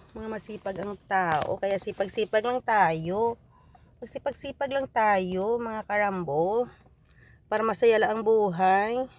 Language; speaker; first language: Filipino; non-native, local second language; Hiligaynon